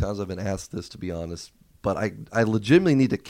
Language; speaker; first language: English; native; English